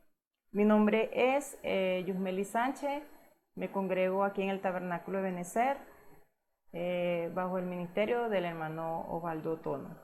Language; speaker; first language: Spanish; native; Spanish